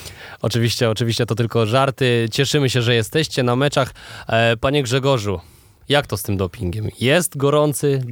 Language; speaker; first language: Polish; native; Polish